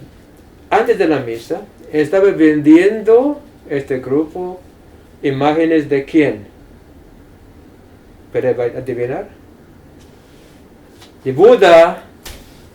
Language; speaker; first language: Spanish; non-native, fluent; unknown